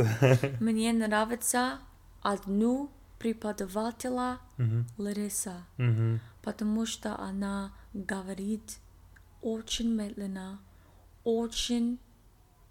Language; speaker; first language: Russian; non-native, learner; English